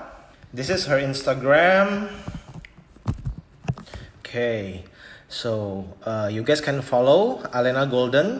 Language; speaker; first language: English; non-native, fluent; Indonesian